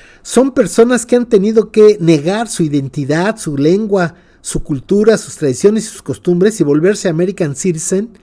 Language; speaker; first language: Spanish; native; Spanish